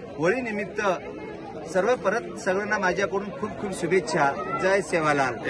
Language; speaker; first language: Marathi; non-native, local second language; Lambadi